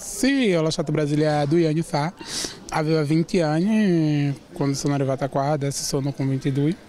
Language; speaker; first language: Italian; non-native, learner; Portuguese